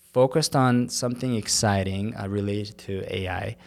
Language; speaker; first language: English; non-native, fluent; Korean